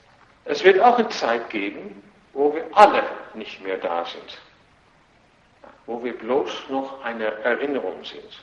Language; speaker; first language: German; non-native, fluent; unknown